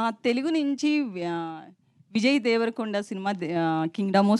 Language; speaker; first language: Telugu; native; Telugu